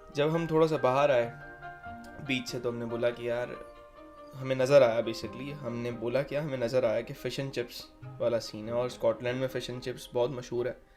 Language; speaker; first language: Urdu; native; Urdu